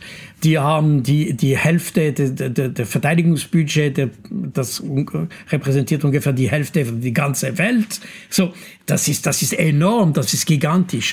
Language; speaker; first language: German; non-native, local second language; French